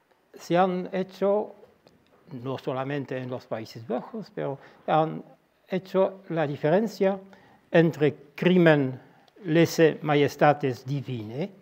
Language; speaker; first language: Spanish; non-native, fluent; Dutch